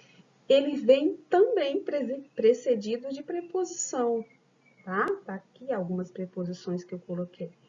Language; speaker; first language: Portuguese; native; Portuguese